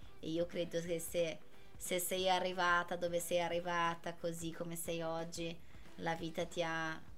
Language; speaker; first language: Italian; non-native, fluent; Portuguese